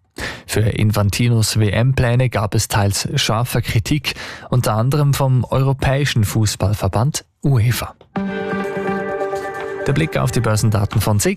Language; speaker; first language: German; native; German